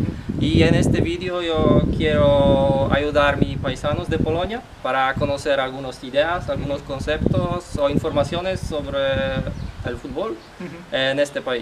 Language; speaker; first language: Spanish; non-native, learner; Polish